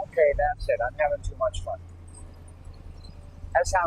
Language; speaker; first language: English; native; English